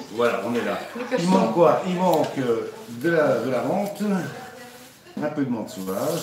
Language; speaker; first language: French; native; French